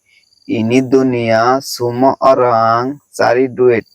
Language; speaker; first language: Indonesian; non-native, learner; Bangla